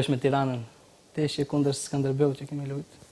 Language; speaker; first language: Albanian; native; Albanian